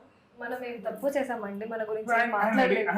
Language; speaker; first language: Telugu; non-native, fluent; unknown